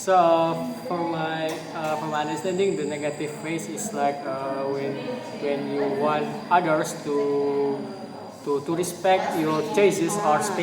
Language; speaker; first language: English; non-native, learner; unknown